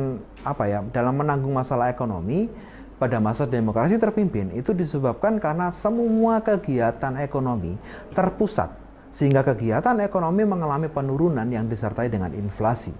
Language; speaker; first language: Indonesian; native; Indonesian